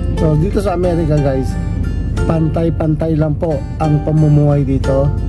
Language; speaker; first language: Filipino; native; Filipino